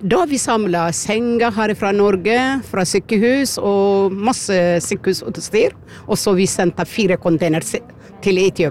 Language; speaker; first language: Norwegian; non-native, fluent; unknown